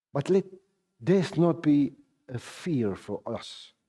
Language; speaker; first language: English; non-native, local second language; Afrikaans